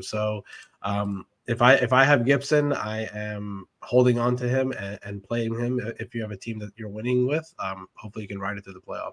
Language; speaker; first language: English; native; English